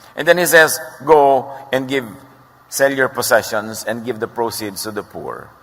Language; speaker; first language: English; non-native, local second language; Filipino